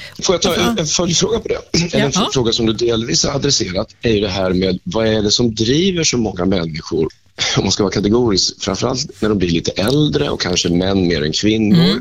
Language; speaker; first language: Swedish; native; Swedish